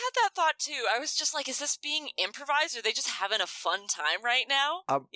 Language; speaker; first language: English; native; English